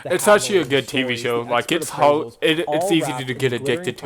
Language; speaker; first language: English; native; English